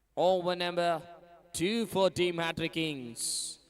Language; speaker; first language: English; non-native, local second language; Malayalam